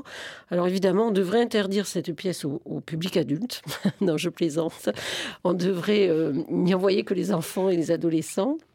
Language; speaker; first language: French; native; French